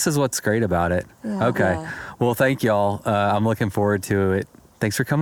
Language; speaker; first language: English; native; English